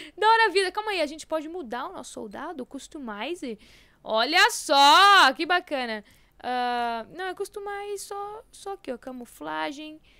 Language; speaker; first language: Portuguese; native; Portuguese